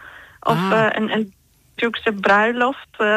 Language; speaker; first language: Dutch; non-native, fluent; Turkish